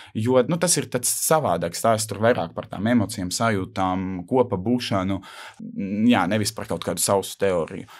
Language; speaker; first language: Latvian; native; Latvian